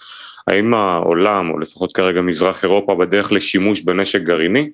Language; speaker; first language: Hebrew; native; Hebrew